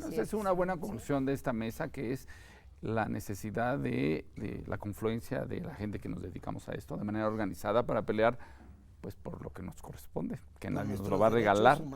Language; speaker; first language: Spanish; native; Spanish